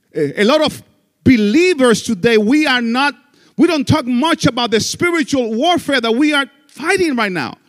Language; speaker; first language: English; non-native, fluent; Spanish